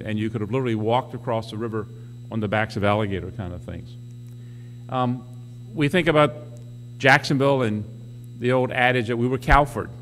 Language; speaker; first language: English; native; English